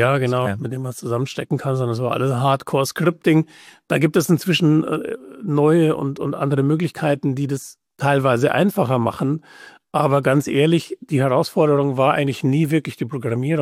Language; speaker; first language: German; native; German